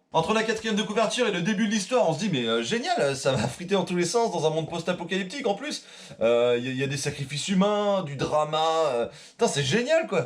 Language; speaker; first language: French; native; French